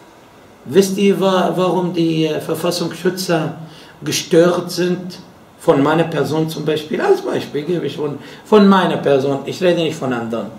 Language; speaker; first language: German; non-native, fluent; Arabic